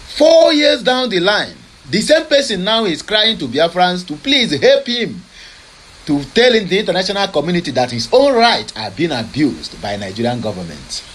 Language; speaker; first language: English; non-native, local second language; Igbo